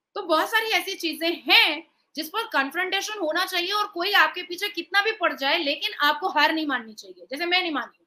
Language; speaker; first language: Hindi; native; Hindi